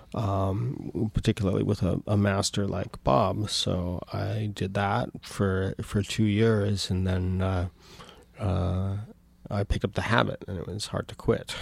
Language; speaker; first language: English; native; English